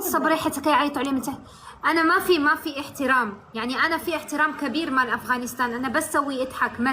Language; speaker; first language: Arabic; non-native, learner; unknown